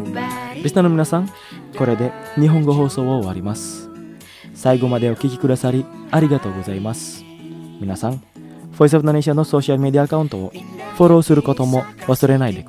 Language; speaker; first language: Japanese; non-native, fluent; Indonesian